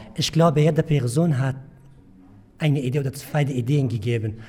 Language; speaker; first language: German; non-native, learner; Arabic